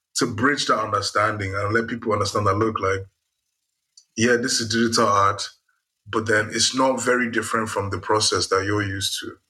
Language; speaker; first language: English; non-native, local second language; Yoruba